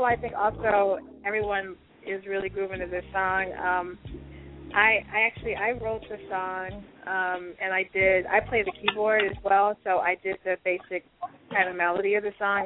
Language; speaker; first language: English; native; English